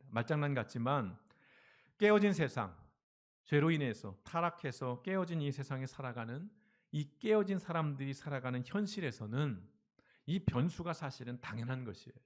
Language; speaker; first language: Korean; native; Korean